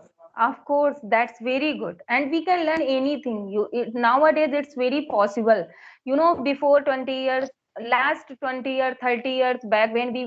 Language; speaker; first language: English; non-native, local second language; Hindi